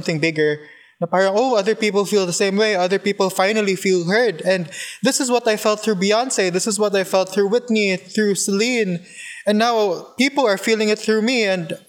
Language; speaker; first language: English; non-native, local second language; Cebuano